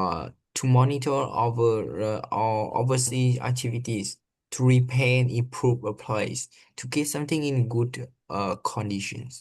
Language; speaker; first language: English; non-native, learner; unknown